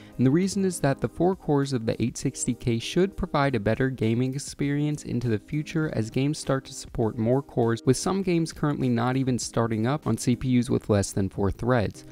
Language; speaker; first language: English; native; English